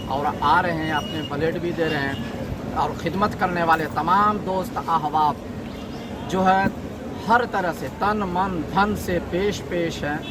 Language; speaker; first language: Urdu; non-native, local second language; Gujarati